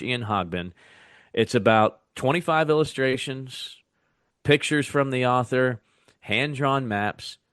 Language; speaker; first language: English; native; English